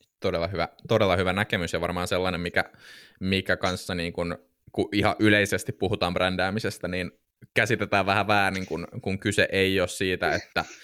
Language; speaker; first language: Finnish; native; Finnish